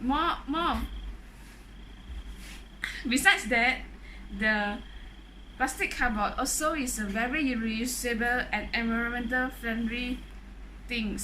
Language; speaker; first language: English; non-native, local second language; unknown